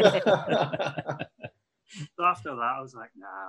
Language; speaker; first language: English; native; English